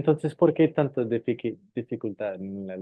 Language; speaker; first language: Spanish; non-native, fluent; English